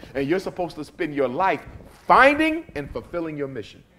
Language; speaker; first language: English; native; English